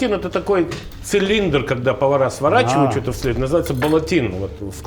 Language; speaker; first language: Russian; native; Russian